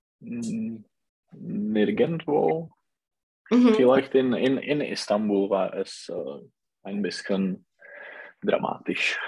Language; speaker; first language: German; non-native, learner; Czech